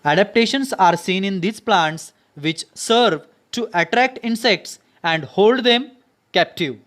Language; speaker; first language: English; non-native, local second language; Marathi